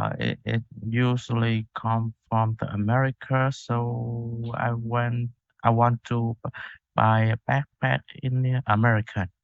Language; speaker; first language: English; non-native, learner; Vietnamese